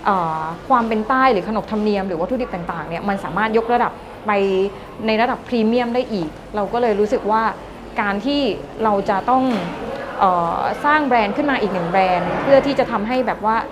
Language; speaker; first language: Thai; native; Thai